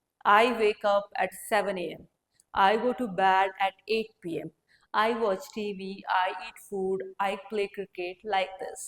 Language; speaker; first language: English; non-native, local second language; Hindi